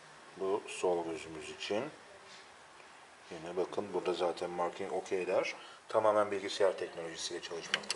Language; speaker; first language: Turkish; native; Turkish